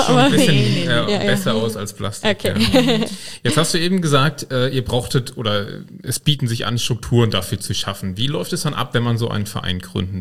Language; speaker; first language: German; native; German